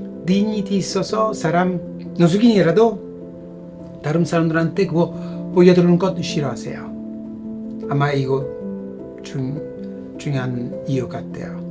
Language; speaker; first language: Korean; non-native, fluent; Italian